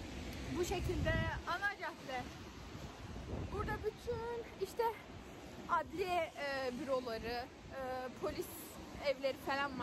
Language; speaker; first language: Turkish; early bilingual, heritage; Turkish